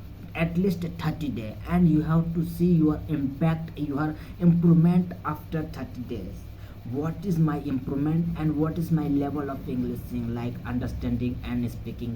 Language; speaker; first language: English; non-native, learner; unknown